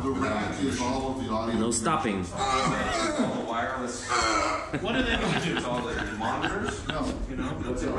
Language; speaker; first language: English; native; English